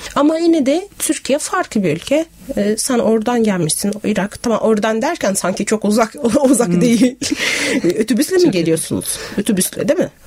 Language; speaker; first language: Turkish; non-native, fluent; Arabic